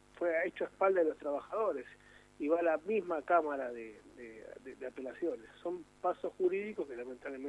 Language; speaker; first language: Spanish; native; Spanish